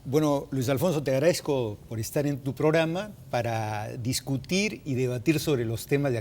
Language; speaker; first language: Spanish; native; Spanish